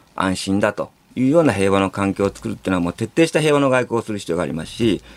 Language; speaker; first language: Japanese; native; Japanese